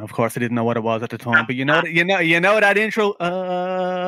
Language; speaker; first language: English; native; English